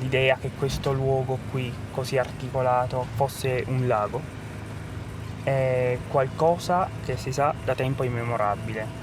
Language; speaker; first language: Italian; native; Italian